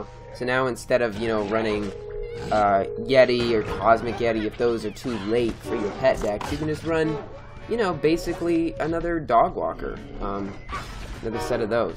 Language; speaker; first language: English; native; English